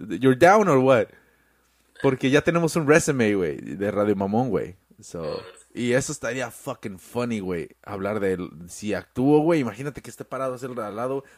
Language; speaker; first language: Spanish; early bilingual, heritage; Spanish